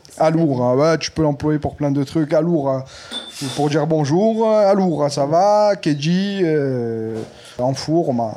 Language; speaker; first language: French; native; French